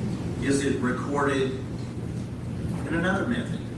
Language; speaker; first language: English; native; English